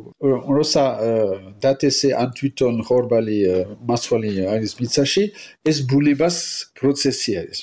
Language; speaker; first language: Georgian; non-native, learner; French